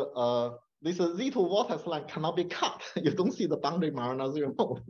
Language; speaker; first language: English; non-native, fluent; Chinese